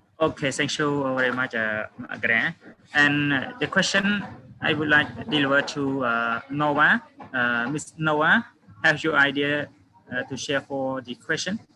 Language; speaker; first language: English; non-native, fluent; Khmer